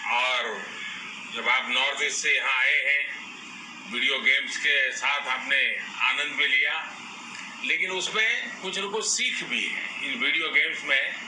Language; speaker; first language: Hindi; non-native, local second language; Gujarati